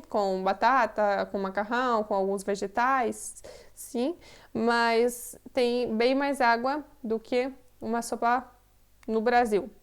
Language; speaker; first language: Portuguese; non-native, fluent; Polish